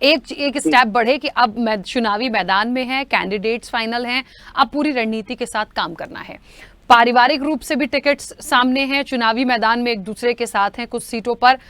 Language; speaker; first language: Hindi; native; Hindi